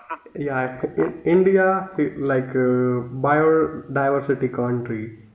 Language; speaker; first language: English; non-native, local second language; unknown